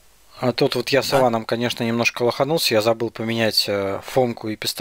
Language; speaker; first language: Russian; native; Russian